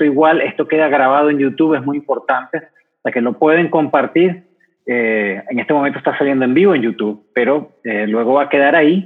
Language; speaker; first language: Spanish; native; Spanish